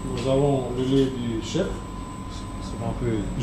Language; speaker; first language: French; non-native, learner; Russian